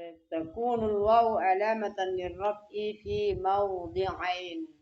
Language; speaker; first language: Arabic; non-native, fluent; Indonesian